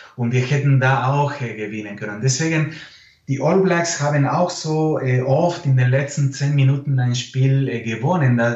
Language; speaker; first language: German; non-native, fluent; Spanish